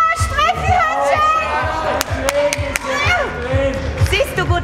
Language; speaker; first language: German; native; German